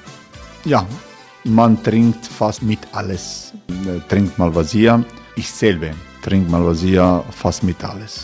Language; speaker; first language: German; non-native, learner; Croatian